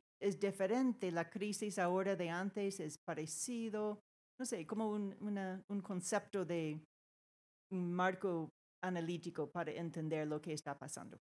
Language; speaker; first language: Spanish; non-native, fluent; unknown